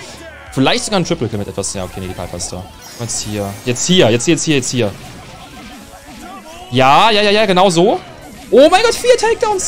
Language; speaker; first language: German; native; German